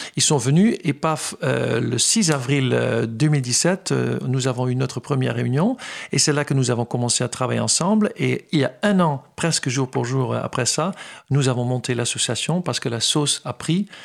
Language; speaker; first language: French; non-native, fluent; Dutch